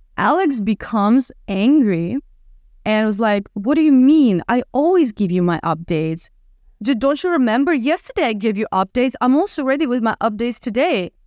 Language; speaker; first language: English; non-native, fluent; Russian